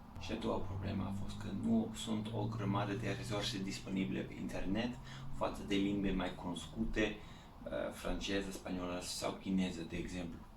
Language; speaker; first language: Romanian; non-native, learner; English